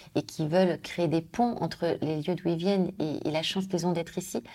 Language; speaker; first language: French; native; French